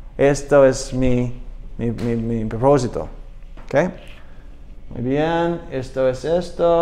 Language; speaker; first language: Spanish; non-native, learner; English